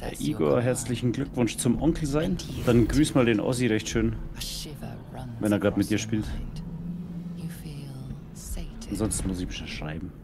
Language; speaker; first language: German; native; German